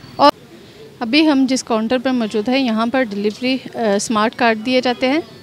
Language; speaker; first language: Urdu; native; Urdu